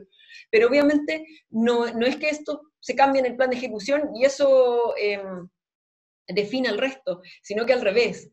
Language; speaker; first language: Spanish; native; Spanish